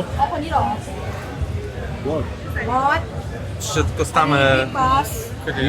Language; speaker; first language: English; non-native, learner; Polish